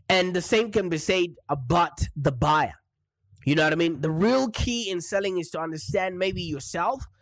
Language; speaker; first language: English; non-native, local second language; Shona